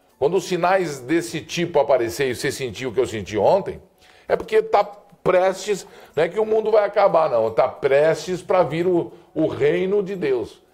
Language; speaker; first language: Portuguese; native; Portuguese